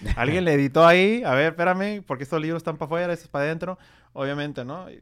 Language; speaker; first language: Spanish; native; Spanish